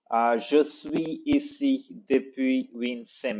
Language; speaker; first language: French; non-native, fluent; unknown